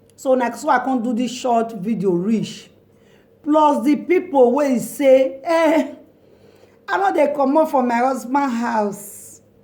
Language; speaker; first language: Nigerian Pidgin; non-native, local second language; Bini